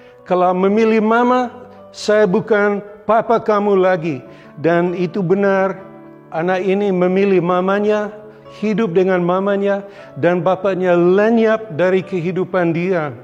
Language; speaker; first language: Indonesian; non-native, local second language; English